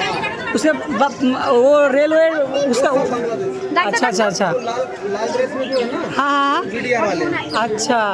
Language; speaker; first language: Hindi; non-native, local second language; Bangla